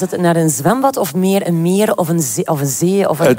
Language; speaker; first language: Dutch; native; Dutch